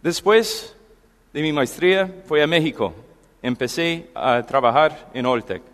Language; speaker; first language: Spanish; non-native, fluent; English